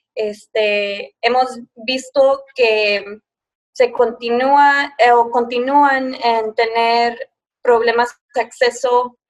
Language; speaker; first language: Spanish; early bilingual, heritage; Spanish